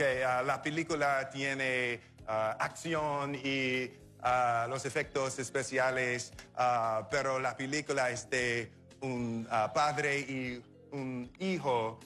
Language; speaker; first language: Spanish; non-native, learner; English